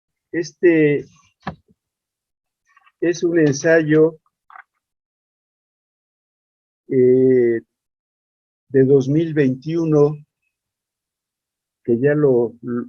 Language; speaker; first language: Spanish; native; Spanish